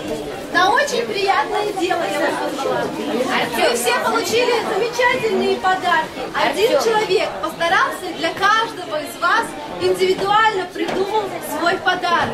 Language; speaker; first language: Russian; native; Russian